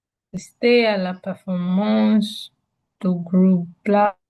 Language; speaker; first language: French; non-native, learner; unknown